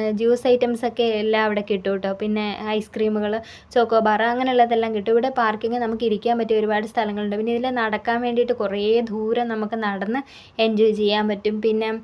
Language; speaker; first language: Malayalam; native; Malayalam